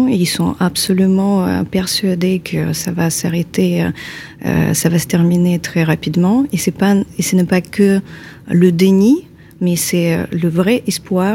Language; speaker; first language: French; non-native, fluent; Ukrainian